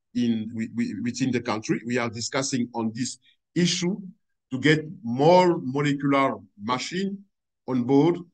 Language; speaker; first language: English; non-native, fluent; French